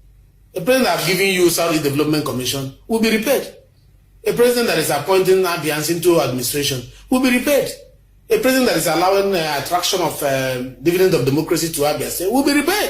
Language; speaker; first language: English; non-native, local second language; Igbo